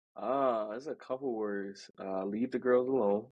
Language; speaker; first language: English; early bilingual, other home language; Haitian Creole